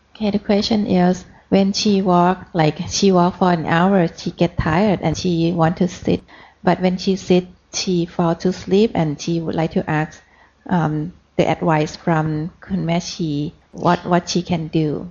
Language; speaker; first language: English; non-native, fluent; Thai